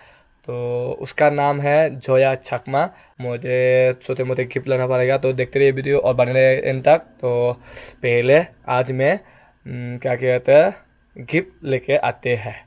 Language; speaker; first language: Hindi; non-native, local second language; Chakma